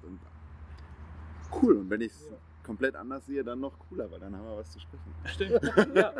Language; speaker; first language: German; native; German